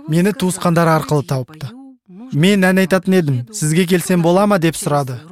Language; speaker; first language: Kazakh; non-native, local second language; Russian